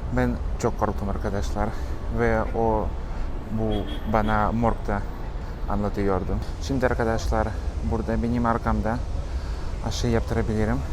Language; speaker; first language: Turkish; non-native, learner; Russian